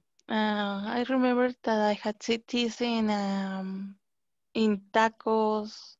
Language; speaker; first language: English; non-native, learner; Spanish